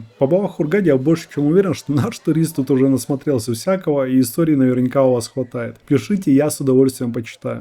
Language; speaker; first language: Russian; native; Russian